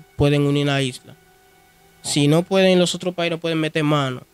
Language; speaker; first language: Spanish; non-native, fluent; Haitian Creole